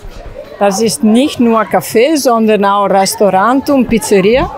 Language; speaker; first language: German; non-native, learner; Italian